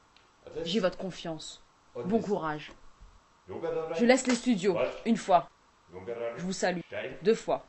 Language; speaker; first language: French; native; French